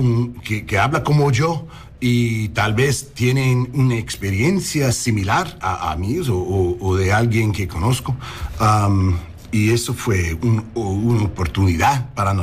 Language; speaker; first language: Spanish; non-native, learner; English